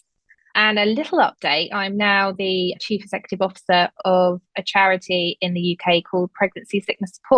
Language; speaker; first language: English; native; English